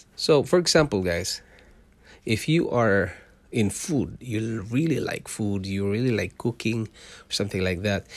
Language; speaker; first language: English; non-native, local second language; Cebuano